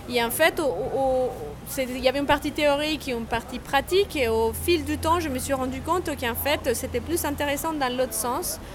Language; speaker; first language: French; non-native, fluent; Spanish